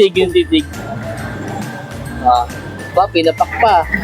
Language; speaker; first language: Filipino; native; Filipino